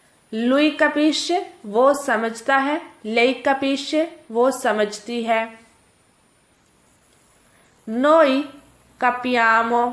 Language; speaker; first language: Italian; non-native, fluent; Urdu